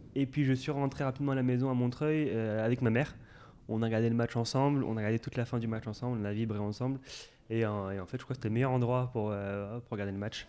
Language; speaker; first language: French; native; French